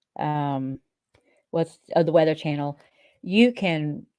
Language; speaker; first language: English; native; English